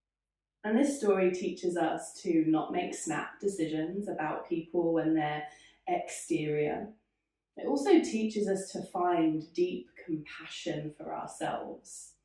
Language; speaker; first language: English; native; English